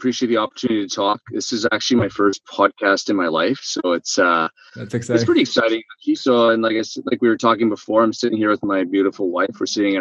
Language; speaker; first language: English; native; English